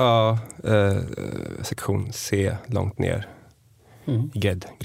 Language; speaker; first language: Swedish; native; Swedish